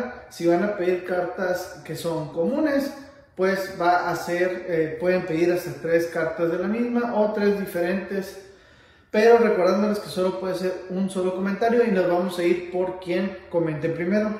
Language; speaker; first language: Spanish; native; Spanish